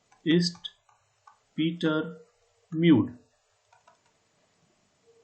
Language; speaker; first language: German; non-native, fluent; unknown